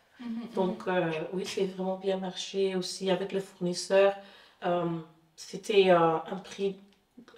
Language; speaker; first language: French; non-native, fluent; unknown